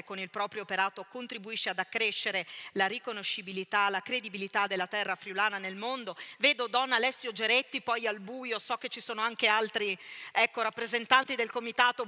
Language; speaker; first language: Italian; native; Italian